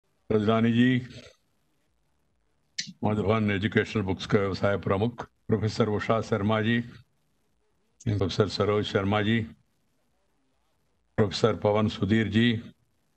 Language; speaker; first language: Hindi; non-native, local second language; Telugu